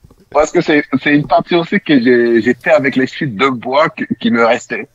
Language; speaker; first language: French; non-native, local second language; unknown